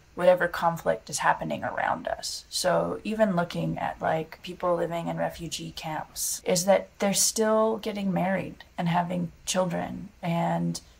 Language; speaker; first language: English; native; English